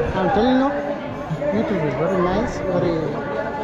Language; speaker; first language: English; non-native, learner; Tamil